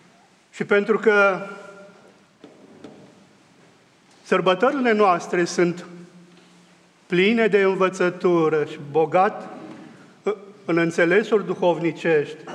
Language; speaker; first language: Romanian; native; Romanian